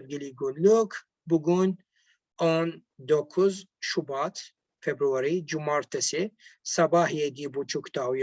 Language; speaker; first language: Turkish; non-native, fluent; Arabic